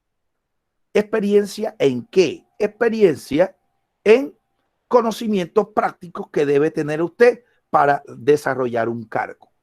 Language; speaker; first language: Spanish; native; Spanish